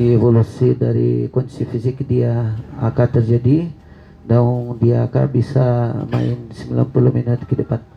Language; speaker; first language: Indonesian; non-native, fluent; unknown